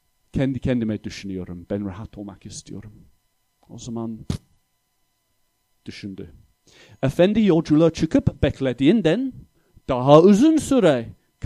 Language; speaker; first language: Turkish; non-native, fluent; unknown